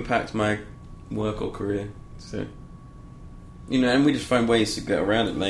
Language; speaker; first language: English; native; English